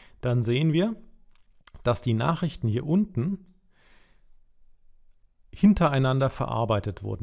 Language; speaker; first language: German; native; German